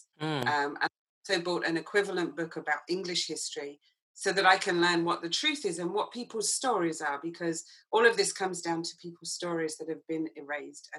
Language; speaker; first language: English; native; English